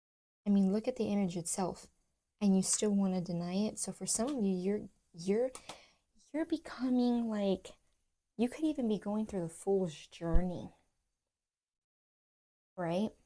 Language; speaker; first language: English; native; English